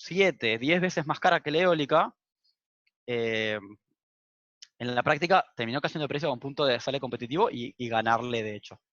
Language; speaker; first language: Spanish; native; Spanish